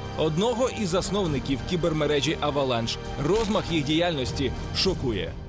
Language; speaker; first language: Ukrainian; native; Ukrainian